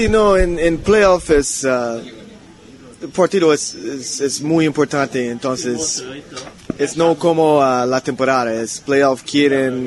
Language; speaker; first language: Spanish; non-native, learner; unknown